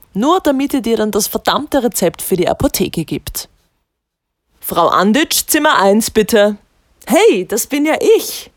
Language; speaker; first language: German; native; German